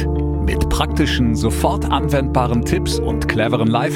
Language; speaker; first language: German; native; German